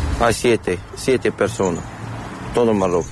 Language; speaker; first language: Spanish; non-native, learner; Arabic